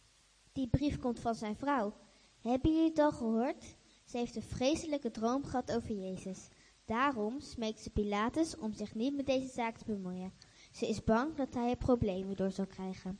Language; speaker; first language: Dutch; native; Dutch